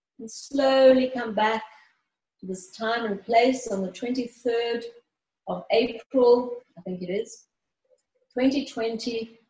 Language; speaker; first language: English; early bilingual, other home language; Greek